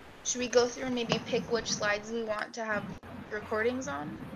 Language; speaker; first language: English; native; English